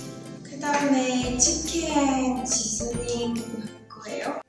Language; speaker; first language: Korean; non-native, learner; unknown